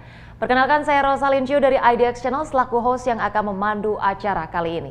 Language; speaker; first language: Indonesian; native; Indonesian